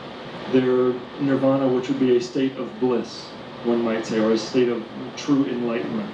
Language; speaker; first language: English; native; English